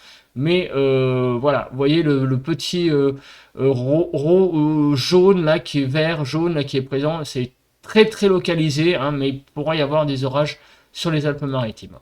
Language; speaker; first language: French; native; French